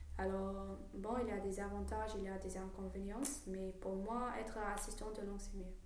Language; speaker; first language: French; non-native, learner; English